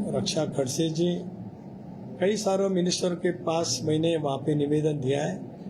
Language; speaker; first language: Hindi; non-native, local second language; Marathi